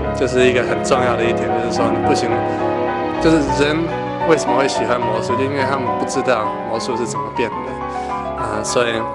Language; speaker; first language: Chinese; early bilingual, heritage; Chinese